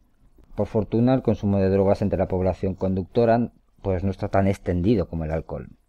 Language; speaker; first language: Spanish; native; Spanish